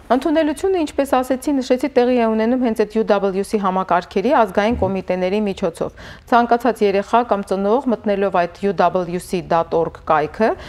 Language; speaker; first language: Armenian; native; Armenian